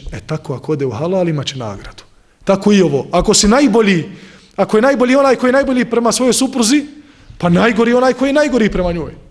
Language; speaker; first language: Bosnian; native; Bosnian